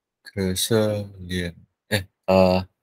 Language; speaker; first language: Chinese; non-native, learner; Vietnamese